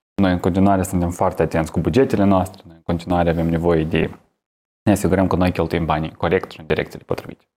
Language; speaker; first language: Romanian; native; Romanian